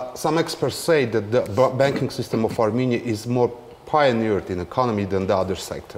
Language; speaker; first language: English; non-native, fluent; Armenian